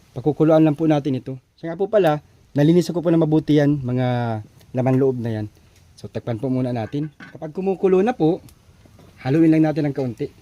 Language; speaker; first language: Filipino; non-native, local second language; Bikol